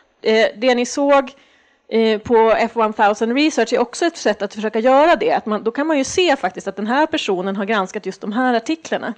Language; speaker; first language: Swedish; native; Swedish